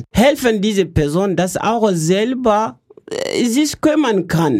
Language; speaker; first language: German; non-native, learner; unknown